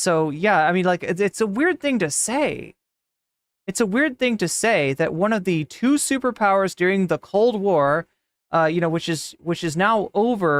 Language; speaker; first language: English; native; English